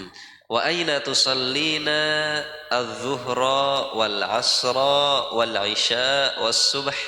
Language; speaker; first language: Arabic; non-native, fluent; Indonesian